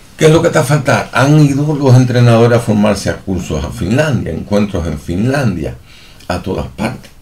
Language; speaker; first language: Spanish; native; Spanish